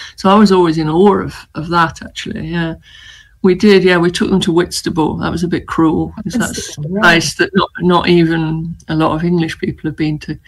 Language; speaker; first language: English; native; English